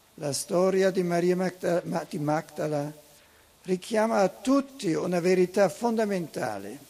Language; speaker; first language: Italian; non-native, fluent; German